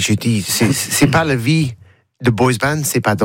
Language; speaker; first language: French; non-native, learner; English